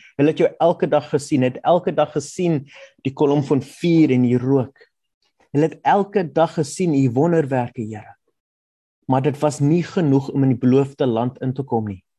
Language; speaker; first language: Afrikaans; non-native, local second language; German